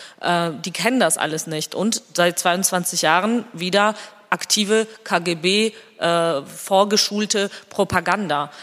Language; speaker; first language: German; non-native, fluent; Georgian